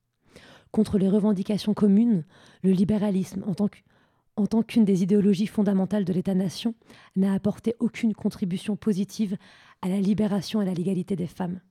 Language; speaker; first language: French; native; French